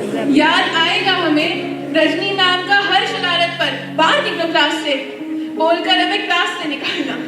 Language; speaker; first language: Hindi; native; Hindi